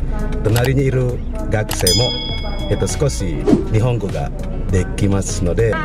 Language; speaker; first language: Japanese; non-native, learner; Indonesian